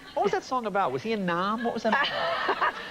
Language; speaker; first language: English; native; English